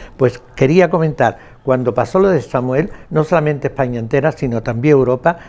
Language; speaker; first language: Spanish; native; Spanish